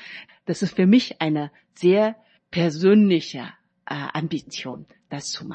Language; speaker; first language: German; non-native, learner; Chinese